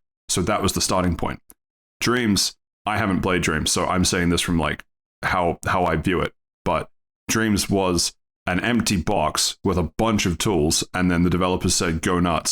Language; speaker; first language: English; native; English